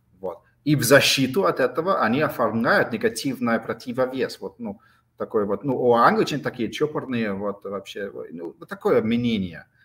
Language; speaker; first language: Russian; non-native, fluent; English